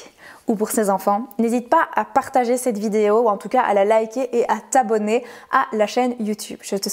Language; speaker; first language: French; native; French